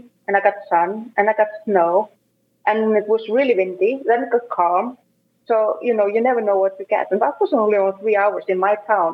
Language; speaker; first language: English; non-native, fluent; Icelandic